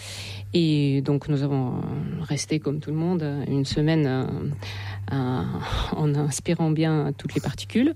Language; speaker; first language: French; non-native, fluent; Russian